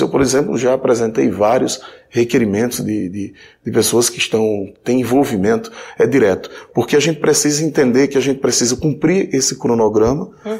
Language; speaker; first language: Portuguese; native; Portuguese